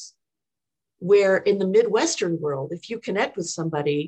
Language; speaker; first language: English; native; English